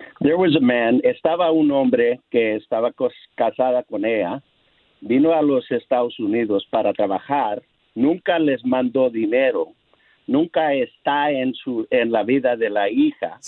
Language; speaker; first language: Spanish; non-native, learner; English